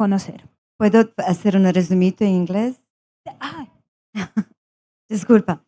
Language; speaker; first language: Spanish; non-native, fluent; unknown